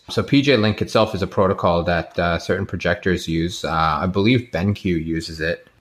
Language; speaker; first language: English; native; English